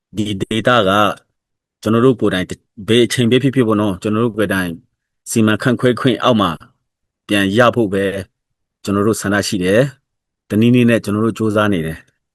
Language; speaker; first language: Burmese; non-native, local second language; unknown